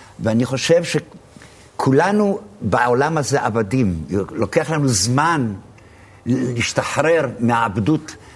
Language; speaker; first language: Hebrew; early bilingual, other home language; Arabic